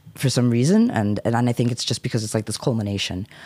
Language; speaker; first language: English; native; English